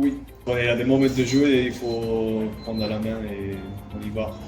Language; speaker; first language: French; non-native, learner; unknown